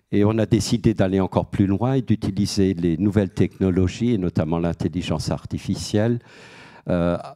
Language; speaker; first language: French; native; French